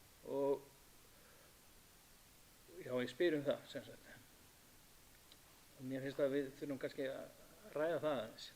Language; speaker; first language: Icelandic; native; Icelandic